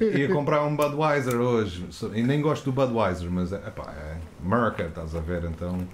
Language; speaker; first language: Portuguese; non-native, fluent; English